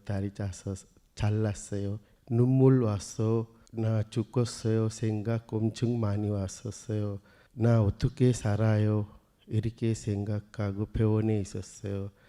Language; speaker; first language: Korean; non-native, learner; Sinhala